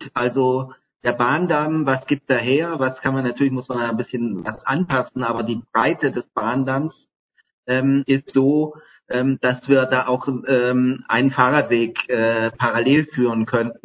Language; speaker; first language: German; native; German